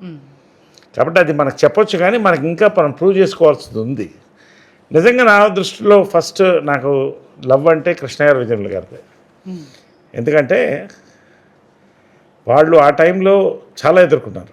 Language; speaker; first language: Telugu; native; Telugu